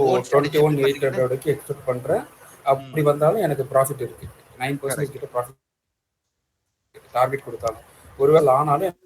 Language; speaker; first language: Tamil; native; Tamil